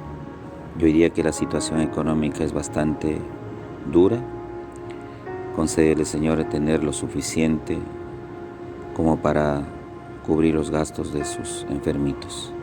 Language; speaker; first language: Spanish; native; Spanish